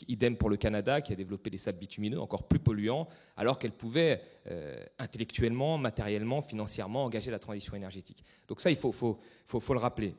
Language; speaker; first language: French; native; French